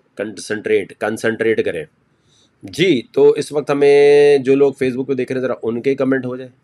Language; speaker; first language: Urdu; native; Urdu